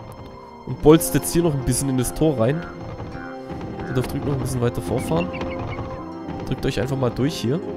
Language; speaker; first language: German; native; German